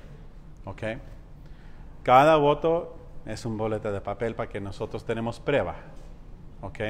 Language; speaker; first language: Spanish; early bilingual, heritage; Spanish